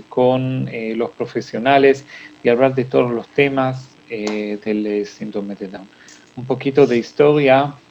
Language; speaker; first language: Spanish; non-native, fluent; Hebrew